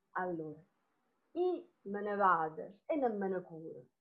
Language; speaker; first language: Italian; non-native, local second language; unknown